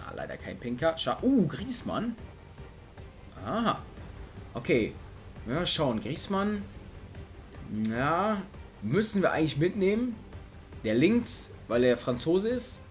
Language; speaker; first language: German; native; German